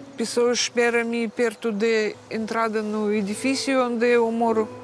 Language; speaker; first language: Portuguese; non-native, learner; Russian